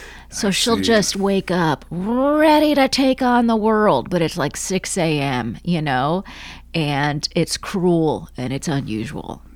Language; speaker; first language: English; native; English